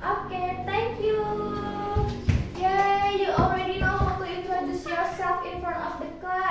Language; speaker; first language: English; non-native, fluent; Indonesian